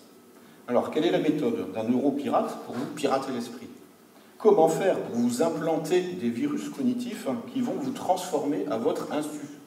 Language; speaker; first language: French; native; French